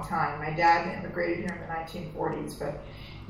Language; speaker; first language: English; native; English